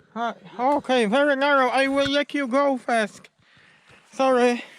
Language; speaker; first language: English; non-native, learner; Polish